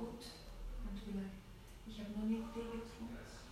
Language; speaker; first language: German; non-native, fluent; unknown